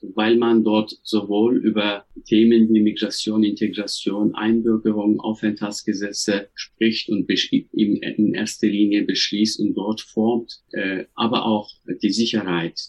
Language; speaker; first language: German; non-native, fluent; Turkish